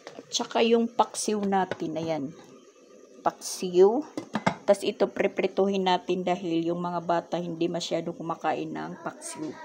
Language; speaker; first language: Filipino; non-native, local second language; Waray